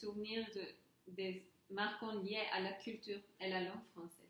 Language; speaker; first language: French; non-native, learner; Turkish